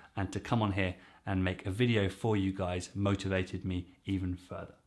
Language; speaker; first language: English; native; English